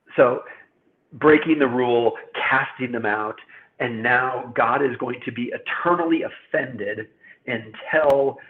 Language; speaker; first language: English; native; English